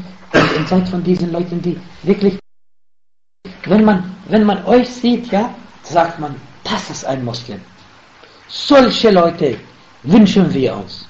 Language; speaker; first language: German; non-native, fluent; Arabic